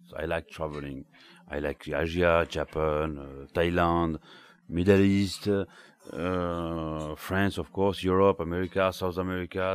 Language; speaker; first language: English; non-native, learner; French